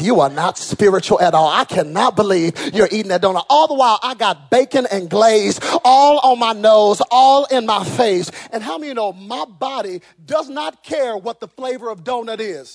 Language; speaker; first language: English; native; English